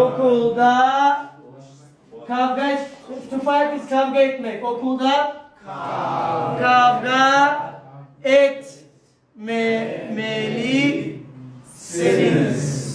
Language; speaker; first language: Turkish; non-native, fluent; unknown